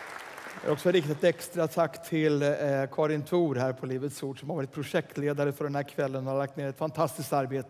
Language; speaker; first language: Swedish; native; Swedish